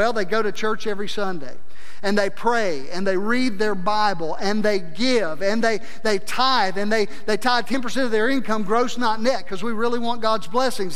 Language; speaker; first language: English; native; English